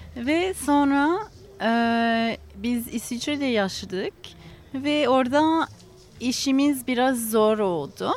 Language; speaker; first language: Turkish; non-native, learner; English